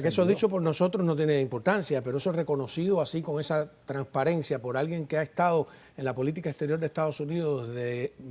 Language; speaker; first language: Spanish; native; Spanish